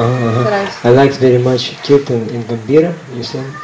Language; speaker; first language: Russian; native; Russian